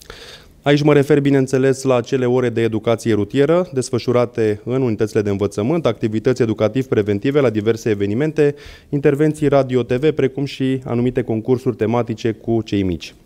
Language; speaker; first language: Romanian; native; Romanian